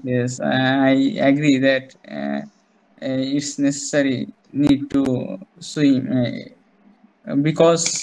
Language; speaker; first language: English; non-native, learner; Bangla